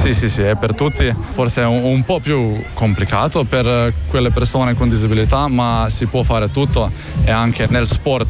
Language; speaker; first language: Italian; non-native, local second language; Slovenian